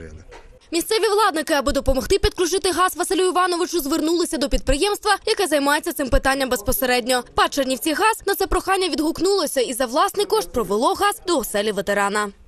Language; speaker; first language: Ukrainian; native; Ukrainian